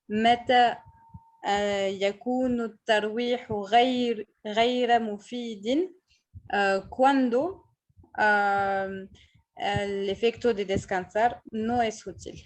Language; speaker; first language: Spanish; non-native, fluent; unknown